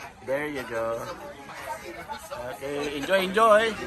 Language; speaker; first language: English; non-native, local second language; Filipino